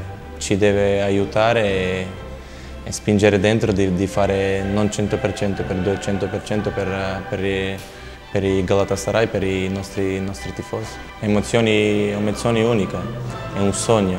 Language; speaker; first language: Italian; non-native, fluent; Macedonian